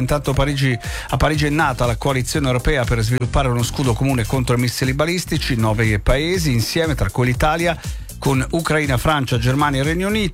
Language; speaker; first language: Italian; native; Italian